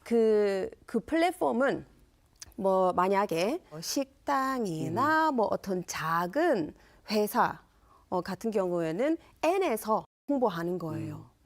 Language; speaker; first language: Korean; non-native, fluent; English